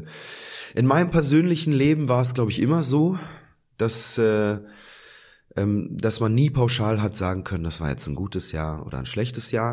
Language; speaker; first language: German; native; German